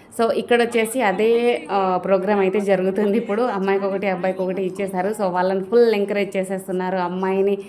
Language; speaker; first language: Telugu; non-native, local second language; Lambadi